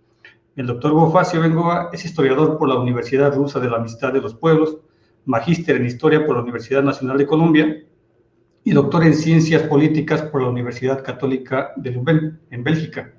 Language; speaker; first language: Spanish; native; Spanish